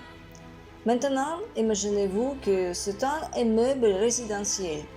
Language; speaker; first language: French; non-native, fluent; Russian